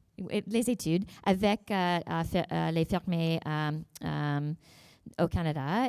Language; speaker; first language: French; non-native, learner; English